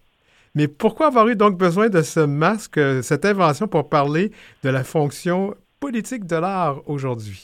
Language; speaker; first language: French; native; French